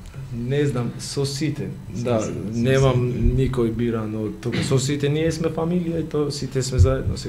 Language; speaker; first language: Macedonian; non-native, learner; Georgian